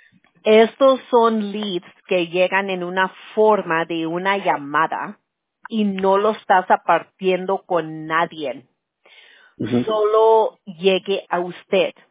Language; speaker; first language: Spanish; early bilingual, heritage; Spanish